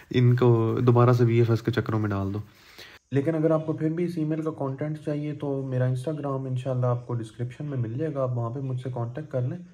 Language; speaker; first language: Urdu; native; Urdu